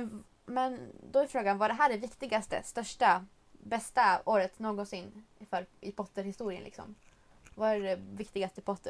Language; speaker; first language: Swedish; native; Swedish